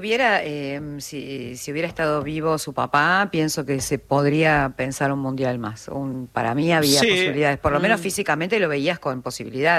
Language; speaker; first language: Spanish; native; Spanish